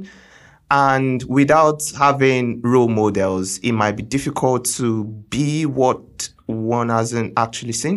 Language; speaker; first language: English; non-native, local second language; Yoruba